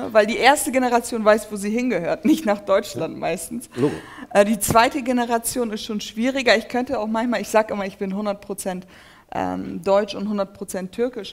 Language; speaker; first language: German; early bilingual, other home language; Turkish